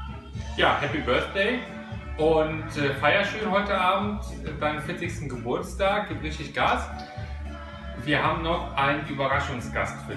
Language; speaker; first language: German; native; German